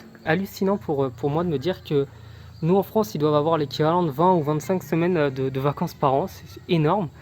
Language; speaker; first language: French; native; French